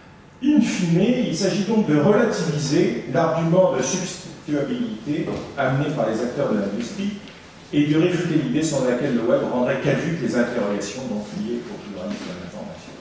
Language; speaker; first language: French; native; French